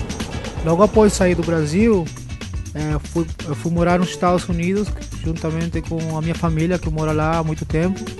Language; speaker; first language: Portuguese; early bilingual, other home language; Spanish